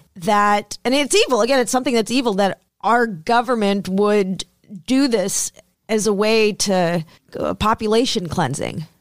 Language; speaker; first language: English; early bilingual, other home language; Hindi